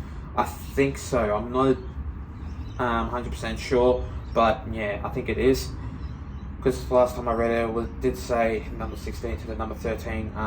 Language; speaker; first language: English; native; English